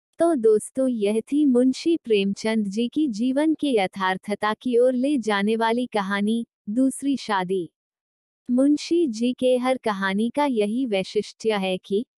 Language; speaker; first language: Hindi; non-native, local second language; Marathi